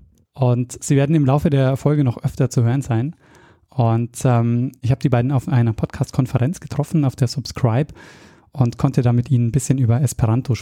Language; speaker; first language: German; native; German